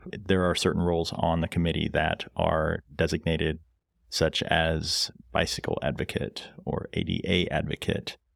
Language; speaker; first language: English; native; English